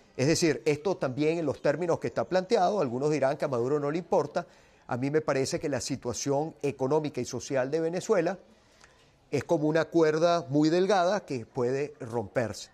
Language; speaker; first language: Spanish; native; Spanish